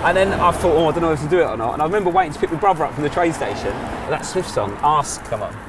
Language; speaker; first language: English; native; English